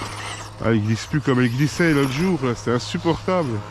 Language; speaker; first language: French; native; French